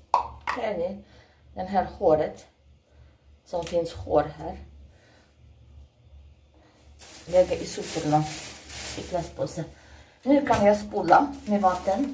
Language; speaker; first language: Swedish; non-native, learner; Russian